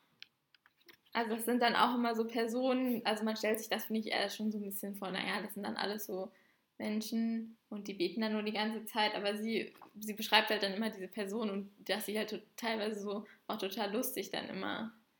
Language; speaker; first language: German; native; German